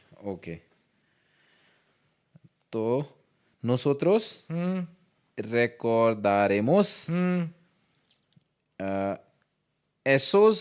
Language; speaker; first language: Spanish; non-native, learner; Hindi